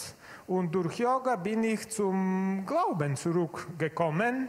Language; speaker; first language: German; non-native, learner; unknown